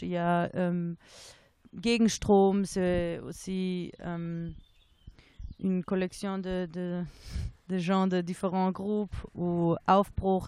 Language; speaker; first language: French; non-native, fluent; German